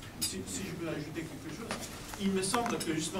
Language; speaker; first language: French; non-native, fluent; English